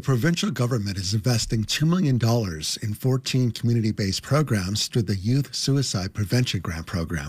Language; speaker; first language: English; native; English